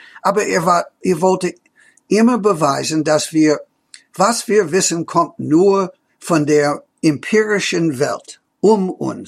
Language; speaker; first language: German; non-native, fluent; English